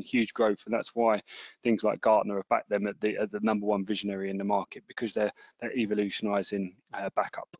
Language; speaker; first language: English; native; English